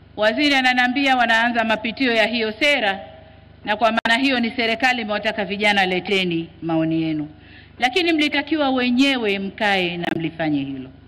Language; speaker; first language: Swahili; native; Swahili